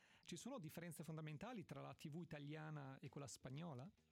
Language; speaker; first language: Italian; native; Italian